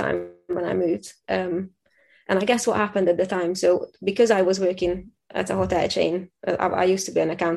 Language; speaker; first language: English; non-native, fluent; Hungarian